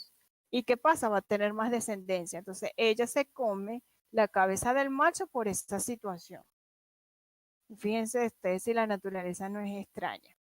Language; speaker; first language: Spanish; native; Spanish